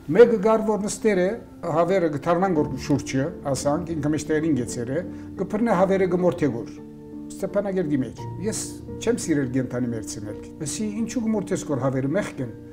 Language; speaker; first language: Armenian; early bilingual, heritage; Armenian